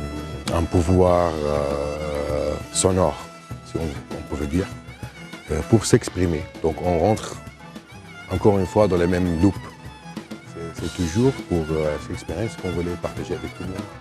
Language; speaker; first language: French; non-native, fluent; Arabic